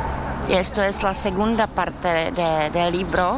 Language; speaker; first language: Spanish; non-native, learner; Czech